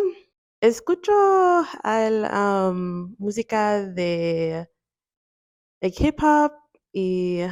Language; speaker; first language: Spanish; non-native, learner; English